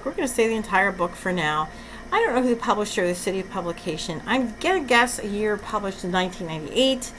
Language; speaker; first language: English; native; English